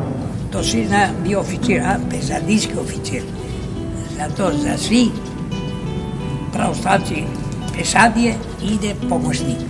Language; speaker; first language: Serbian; early bilingual, heritage; Greek